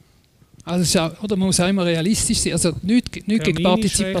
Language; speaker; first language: German; native; German